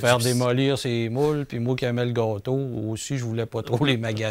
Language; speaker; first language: French; native; French